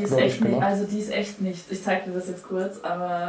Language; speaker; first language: German; native; German